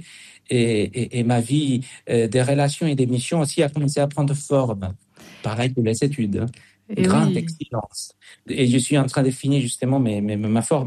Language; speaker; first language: French; non-native, fluent; Spanish